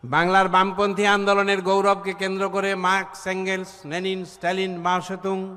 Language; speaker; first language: Bangla; native; Bangla